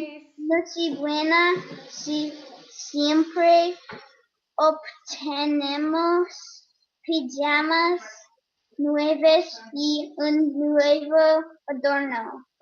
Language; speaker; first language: Spanish; non-native, learner; English